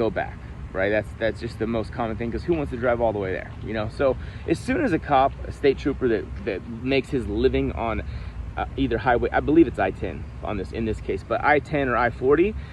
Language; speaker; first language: English; native; English